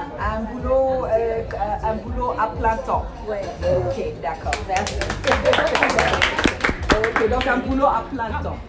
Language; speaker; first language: French; non-native, fluent; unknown